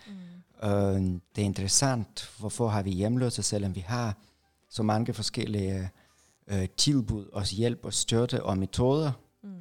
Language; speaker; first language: Danish; non-native, fluent; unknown